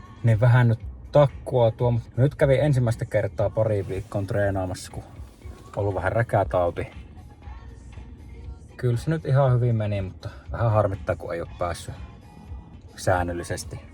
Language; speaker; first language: Finnish; native; Finnish